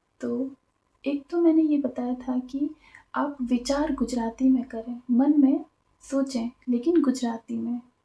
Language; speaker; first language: Hindi; native; Hindi